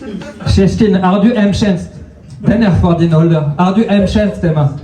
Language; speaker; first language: Swedish; non-native, fluent; French